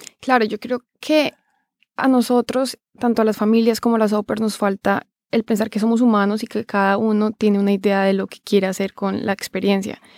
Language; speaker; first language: Spanish; native; Spanish